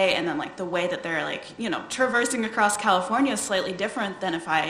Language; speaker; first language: English; native; English